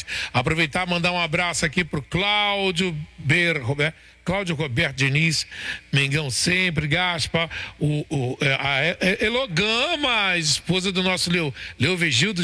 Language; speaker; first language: Portuguese; native; Portuguese